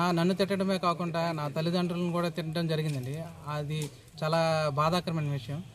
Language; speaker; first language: Telugu; native; Telugu